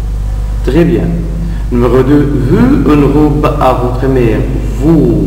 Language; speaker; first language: French; non-native, fluent; Arabic